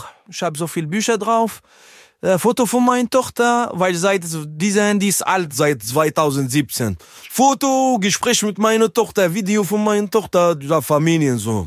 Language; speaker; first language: German; non-native, learner; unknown